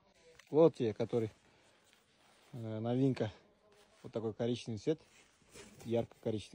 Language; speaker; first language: Russian; non-native, local second language; Kyrgyz